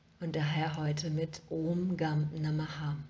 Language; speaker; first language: German; native; German